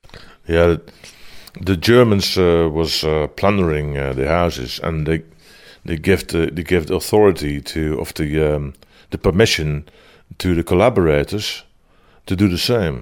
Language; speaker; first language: English; non-native, fluent; Dutch